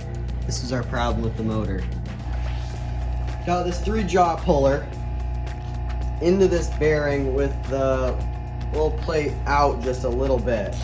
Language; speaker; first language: English; native; English